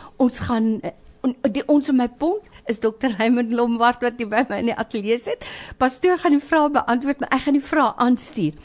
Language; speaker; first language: Afrikaans; native; Afrikaans